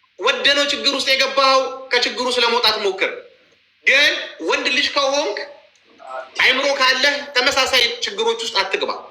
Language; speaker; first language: Amharic; native; Amharic